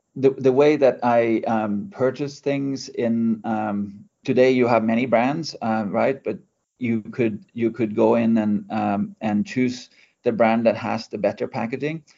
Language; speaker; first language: English; non-native, fluent; Norwegian